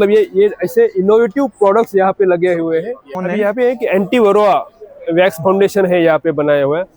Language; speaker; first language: Hindi; non-native, local second language; Marathi